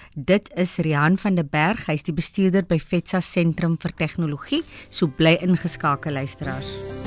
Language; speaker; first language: Afrikaans; native; Afrikaans